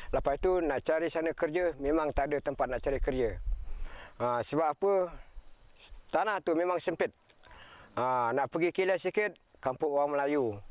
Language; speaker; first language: Malay; non-native, local second language; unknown